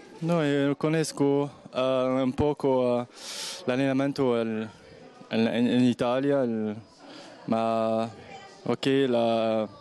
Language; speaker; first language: Italian; non-native, learner; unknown